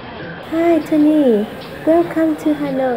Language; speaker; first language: English; non-native, fluent; Vietnamese